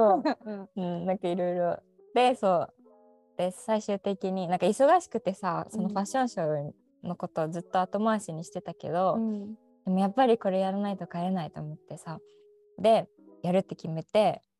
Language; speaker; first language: Japanese; native; Japanese